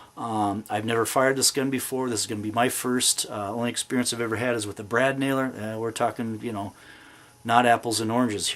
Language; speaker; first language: English; native; English